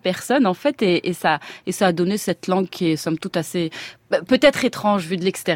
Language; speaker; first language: French; non-native, local second language; Arabic